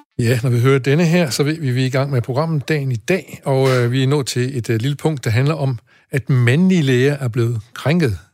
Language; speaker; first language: Danish; native; Danish